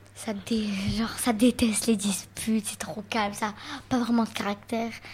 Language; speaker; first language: French; native; French